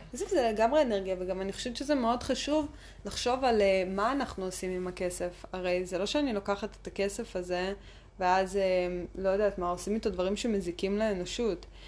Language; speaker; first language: Hebrew; early bilingual, other home language; Russian